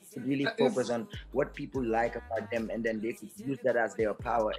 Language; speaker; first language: English; non-native, local second language; Mandingo